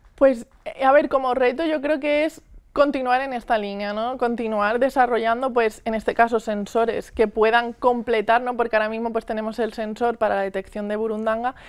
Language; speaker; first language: Spanish; native; Spanish